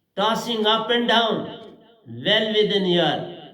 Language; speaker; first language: English; non-native, local second language; Hindi